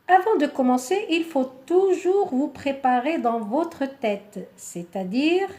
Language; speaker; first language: French; non-native, local second language; Arabic